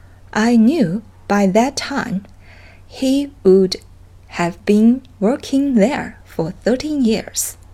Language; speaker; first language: English; non-native, fluent; Chinese